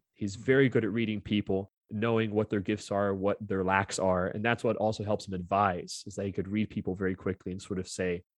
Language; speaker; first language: English; native; English